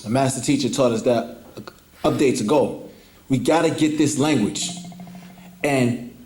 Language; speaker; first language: English; native; English